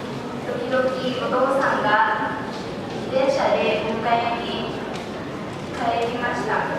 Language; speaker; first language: Japanese; non-native, learner; Lao